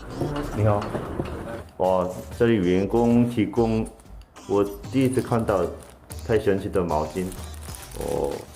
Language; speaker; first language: Chinese; non-native, fluent; Korean